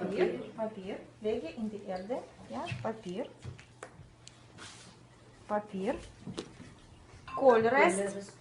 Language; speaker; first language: German; non-native, fluent; Russian